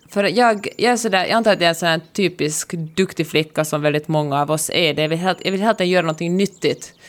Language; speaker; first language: Swedish; native; Swedish